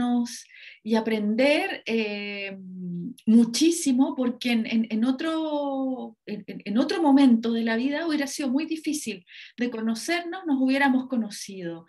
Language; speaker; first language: Spanish; native; Spanish